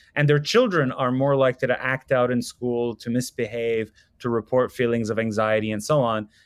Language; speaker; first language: English; non-native, fluent; Persian